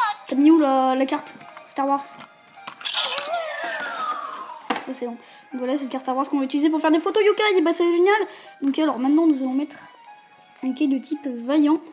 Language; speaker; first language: French; native; French